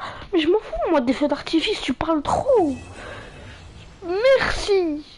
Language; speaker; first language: French; native; French